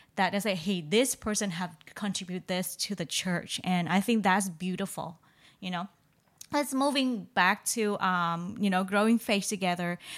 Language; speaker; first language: English; non-native, fluent; Vietnamese